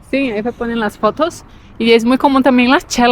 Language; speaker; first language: Spanish; non-native, fluent; Portuguese